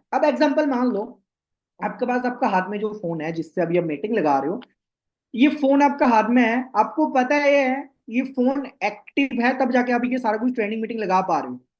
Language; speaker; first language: Hindi; non-native, local second language; Bangla